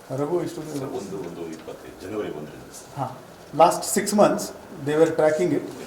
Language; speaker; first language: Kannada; non-native, fluent; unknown